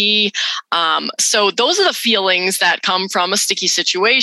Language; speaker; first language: English; native; English